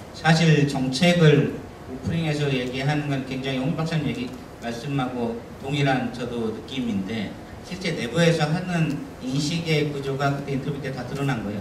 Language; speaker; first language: Korean; native; Korean